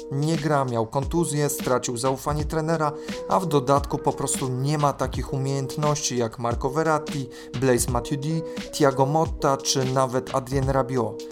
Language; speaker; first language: Polish; native; Polish